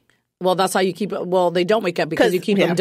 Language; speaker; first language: English; native; English